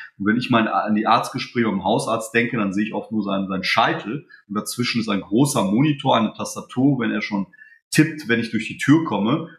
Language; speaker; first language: German; early bilingual, other home language; Polish